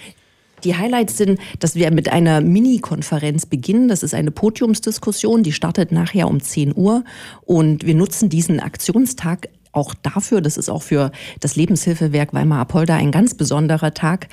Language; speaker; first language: German; native; German